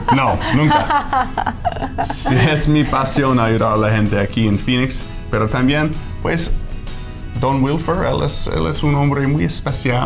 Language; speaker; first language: Spanish; non-native, fluent; English